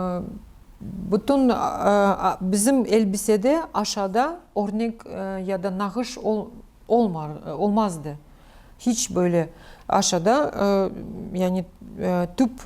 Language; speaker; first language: Turkish; non-native, learner; Crimean Tatar